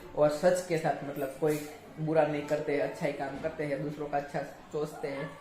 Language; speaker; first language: Hindi; non-native, local second language; Gujarati